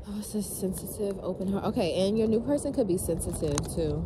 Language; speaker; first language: English; native; English